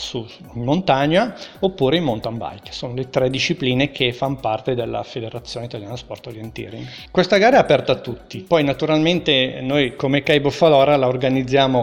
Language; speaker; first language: Italian; native; Italian